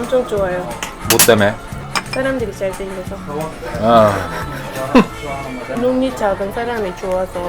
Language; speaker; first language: Korean; non-native, fluent; Uzbek